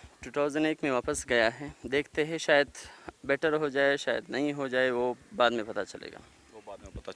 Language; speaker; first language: Hindi; non-native, fluent; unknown